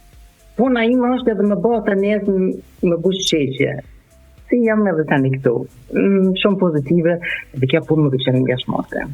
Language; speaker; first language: Albanian; non-native, learner; German